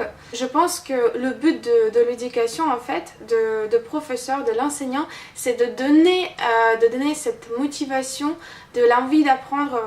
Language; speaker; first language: French; non-native, fluent; Russian